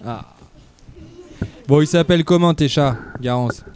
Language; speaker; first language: French; native; French